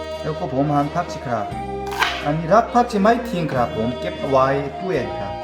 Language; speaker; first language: Thai; non-native, learner; Korean